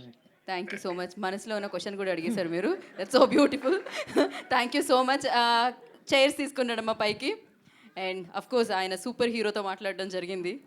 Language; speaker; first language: Telugu; native; Telugu